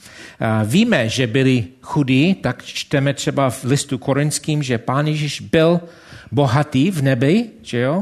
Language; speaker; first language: Czech; non-native, fluent; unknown